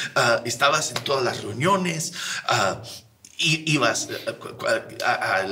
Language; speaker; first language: Spanish; native; Spanish